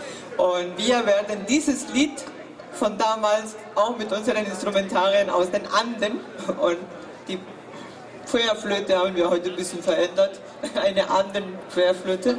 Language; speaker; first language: German; non-native, fluent; Spanish